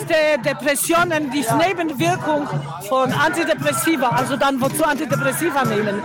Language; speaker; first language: German; non-native, fluent; Polish